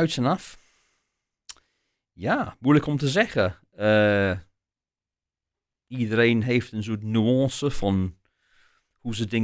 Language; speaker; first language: Dutch; non-native, fluent; English